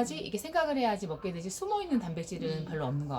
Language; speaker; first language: Korean; native; Korean